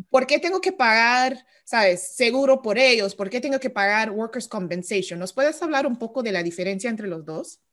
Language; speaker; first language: Spanish; early bilingual, heritage; Spanish